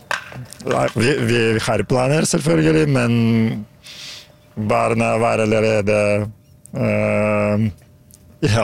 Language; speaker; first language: Norwegian; non-native, learner; Ukrainian